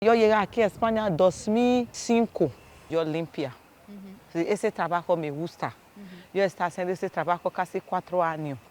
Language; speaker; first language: Spanish; non-native, learner; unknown